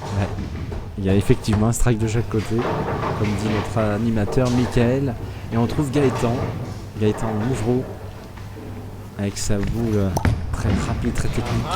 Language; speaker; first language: French; native; French